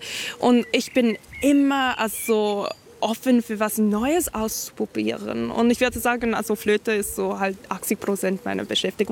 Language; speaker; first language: German; non-native, learner; Hungarian